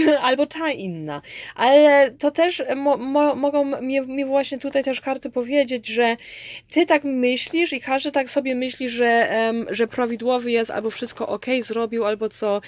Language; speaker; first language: Polish; early bilingual, heritage; Polish